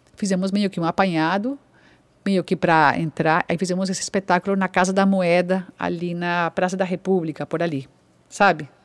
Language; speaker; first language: Portuguese; non-native, fluent; Spanish